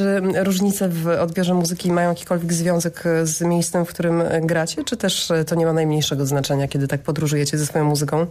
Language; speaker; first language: Polish; native; Polish